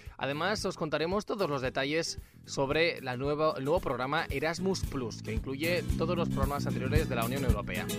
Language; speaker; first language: Spanish; native; Spanish